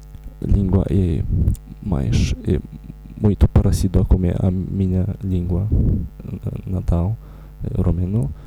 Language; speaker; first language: Portuguese; non-native, learner; Romanian